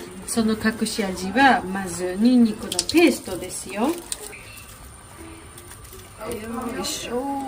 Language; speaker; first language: Japanese; non-native, learner; Georgian